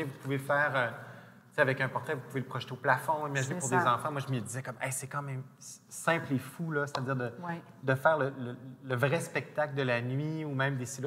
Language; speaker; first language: French; native; French